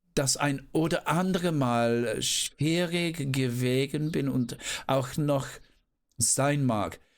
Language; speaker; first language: German; non-native, learner; English